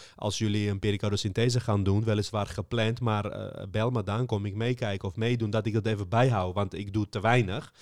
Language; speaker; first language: Dutch; early bilingual, other home language; Armenian